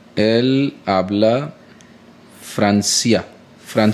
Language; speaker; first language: Spanish; non-native, learner; Hindi